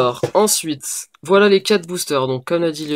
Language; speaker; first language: French; native; French